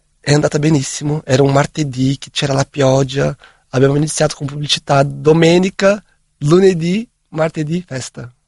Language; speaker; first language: Italian; non-native, fluent; Portuguese